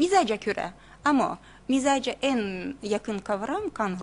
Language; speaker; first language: Turkish; non-native, fluent; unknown